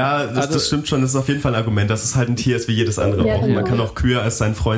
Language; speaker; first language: German; native; German